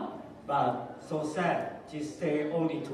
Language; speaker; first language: English; non-native, learner; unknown